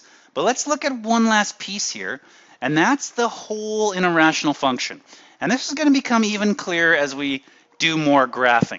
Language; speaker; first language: English; native; English